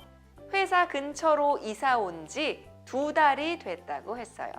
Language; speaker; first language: Korean; native; Korean